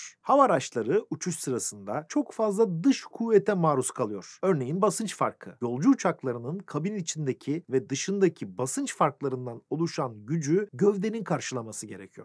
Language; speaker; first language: Turkish; native; Turkish